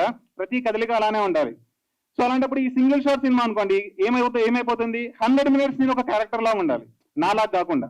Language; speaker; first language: Telugu; native; Telugu